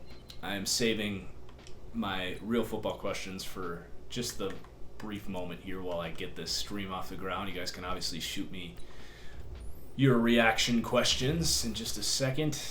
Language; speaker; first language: English; native; English